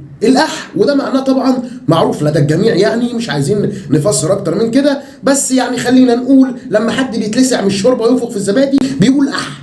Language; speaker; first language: Arabic; native; Arabic